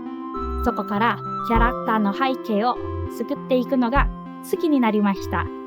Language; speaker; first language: Japanese; non-native, learner; Indonesian